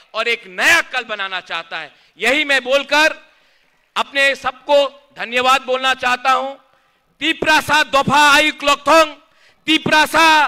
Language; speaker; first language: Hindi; non-native, local second language; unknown